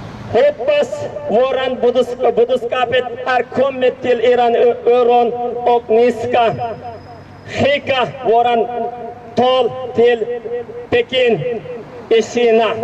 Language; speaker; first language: Swedish; non-native, learner; Uyghur